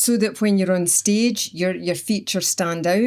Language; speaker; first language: English; native; English